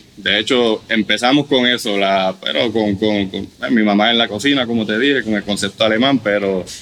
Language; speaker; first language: Spanish; non-native, local second language; German